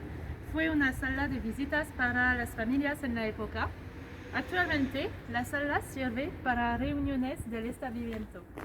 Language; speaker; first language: Spanish; non-native, learner; French